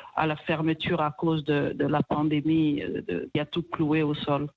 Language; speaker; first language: French; non-native, local second language; Kinyarwanda